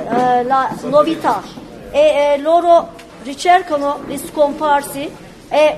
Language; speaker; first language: Italian; non-native, fluent; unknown